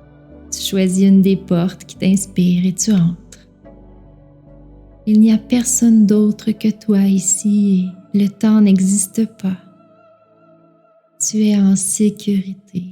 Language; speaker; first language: French; native; French